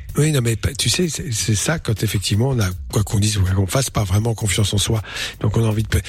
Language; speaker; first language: French; native; French